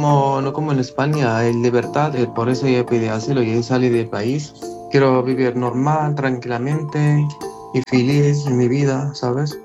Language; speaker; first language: Spanish; non-native, learner; Arabic